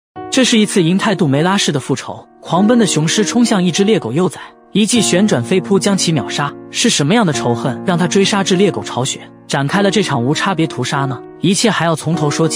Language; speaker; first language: Chinese; native; Chinese